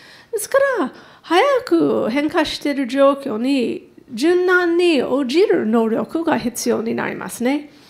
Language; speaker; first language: Japanese; non-native, fluent; English